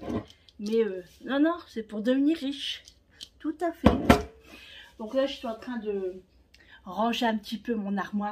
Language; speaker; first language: French; native; French